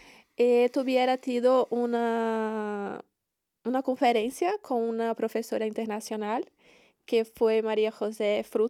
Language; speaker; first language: Spanish; non-native, learner; Portuguese